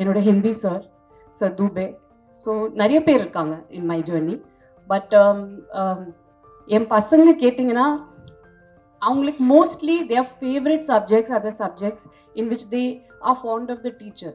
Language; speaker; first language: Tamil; non-native, fluent; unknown